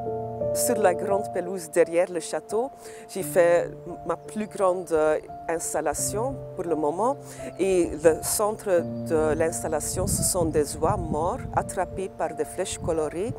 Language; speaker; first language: French; non-native, local second language; Dutch